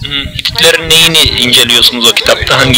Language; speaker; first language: Turkish; native; Turkish